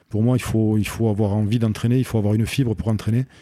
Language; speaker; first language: French; native; French